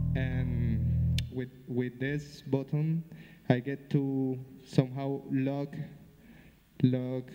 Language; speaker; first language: English; non-native, fluent; Spanish